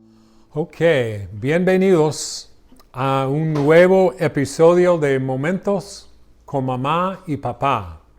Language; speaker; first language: Spanish; non-native, learner; English